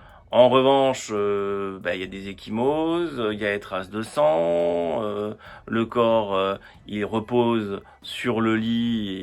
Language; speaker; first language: French; native; French